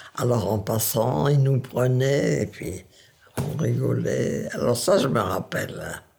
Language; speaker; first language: French; non-native, local second language; Dutch